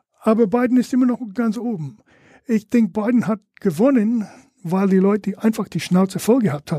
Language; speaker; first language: German; non-native, fluent; English